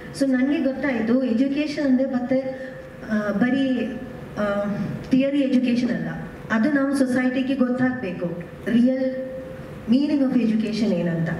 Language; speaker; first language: Kannada; non-native, learner; Malayalam